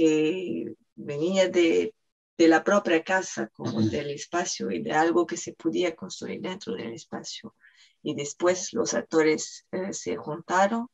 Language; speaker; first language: Spanish; non-native, fluent; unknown